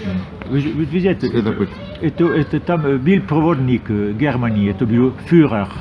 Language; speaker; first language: Russian; non-native, fluent; French